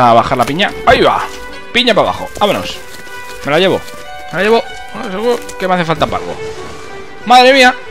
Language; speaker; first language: Spanish; native; Spanish